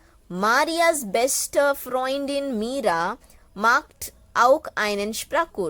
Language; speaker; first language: German; non-native, fluent; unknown